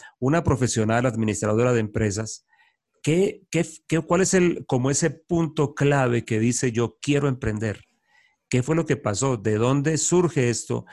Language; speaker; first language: Spanish; native; Spanish